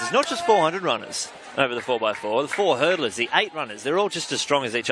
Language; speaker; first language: English; native; English